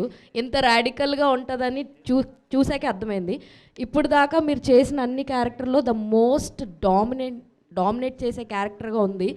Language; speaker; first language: Telugu; native; Telugu